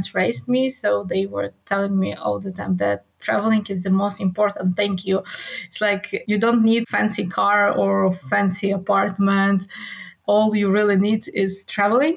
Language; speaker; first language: English; non-native, fluent; Ukrainian